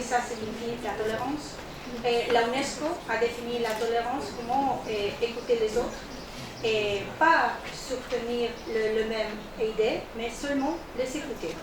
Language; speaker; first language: French; non-native, learner; Spanish